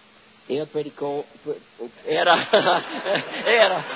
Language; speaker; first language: Spanish; non-native, learner; English